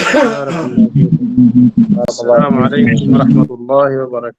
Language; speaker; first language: Arabic; non-native, fluent; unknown